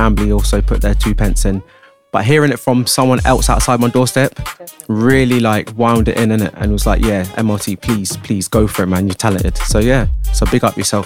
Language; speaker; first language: English; native; English